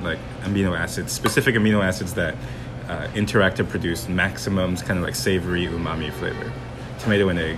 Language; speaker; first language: English; non-native, local second language; Cantonese